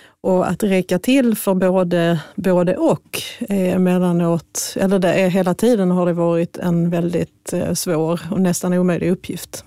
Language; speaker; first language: Swedish; native; Swedish